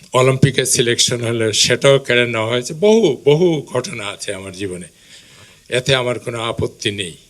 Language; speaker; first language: Bangla; native; Bangla